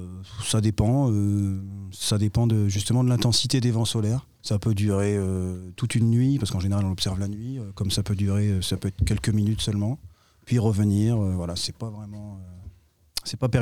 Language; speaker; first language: French; native; French